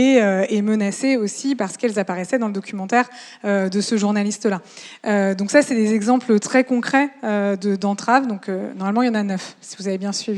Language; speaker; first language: French; native; French